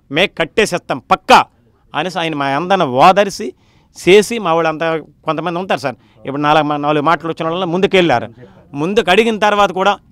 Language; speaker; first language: Telugu; native; Telugu